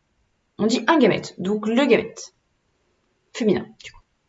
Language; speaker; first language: French; native; French